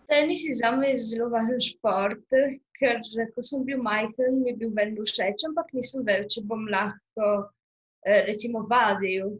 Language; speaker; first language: Slovenian; non-native, local second language; Italian